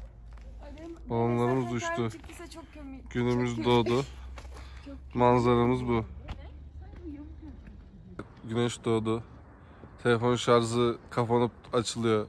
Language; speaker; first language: Turkish; native; Turkish